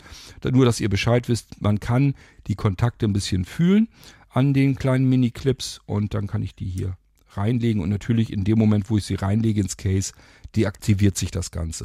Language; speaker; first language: German; native; German